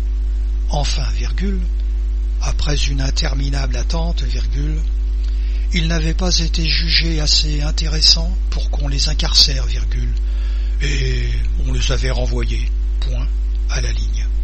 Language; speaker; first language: French; native; French